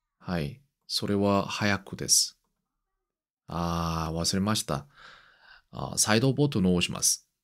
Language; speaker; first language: Japanese; non-native, learner; Korean